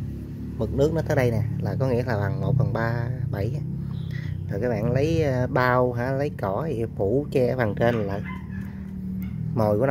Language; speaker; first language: Vietnamese; native; Vietnamese